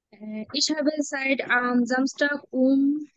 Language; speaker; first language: German; non-native, learner; Bangla